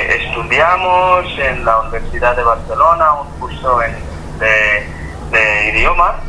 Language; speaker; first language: Spanish; non-native, fluent; Hebrew